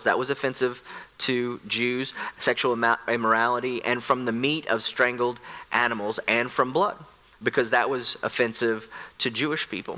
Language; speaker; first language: English; native; English